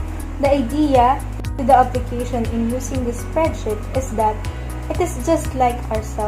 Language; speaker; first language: English; non-native, local second language; Filipino